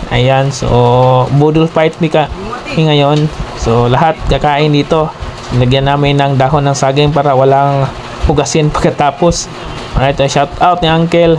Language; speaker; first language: Filipino; non-native, local second language; Cebuano